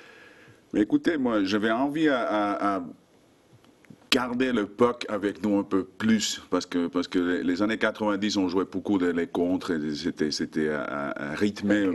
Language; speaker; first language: French; non-native, fluent; Finnish